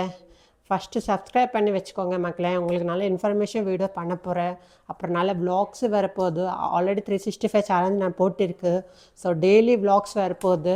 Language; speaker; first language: Tamil; non-native, local second language; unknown